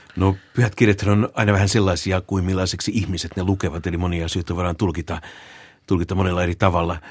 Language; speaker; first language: Finnish; native; Finnish